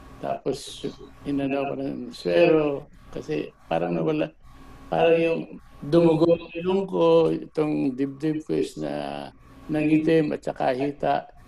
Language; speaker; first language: Filipino; native; Filipino